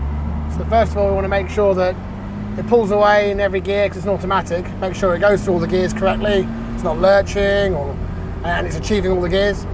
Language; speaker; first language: English; native; English